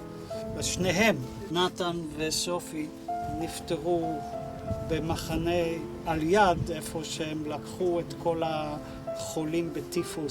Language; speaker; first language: Hebrew; non-native, fluent; Dutch